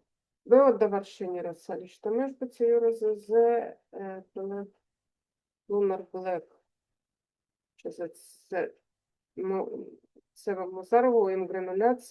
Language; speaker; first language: Hebrew; non-native, fluent; Russian